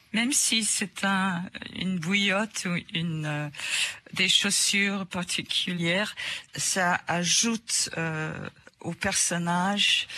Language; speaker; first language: French; non-native, fluent; English